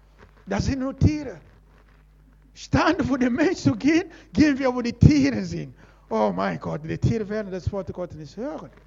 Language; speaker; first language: German; non-native, learner; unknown